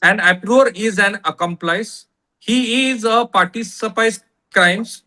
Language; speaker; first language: English; non-native, local second language; Marathi